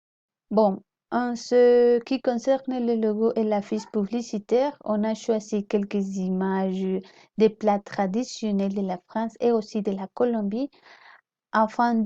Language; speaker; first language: French; non-native, learner; Spanish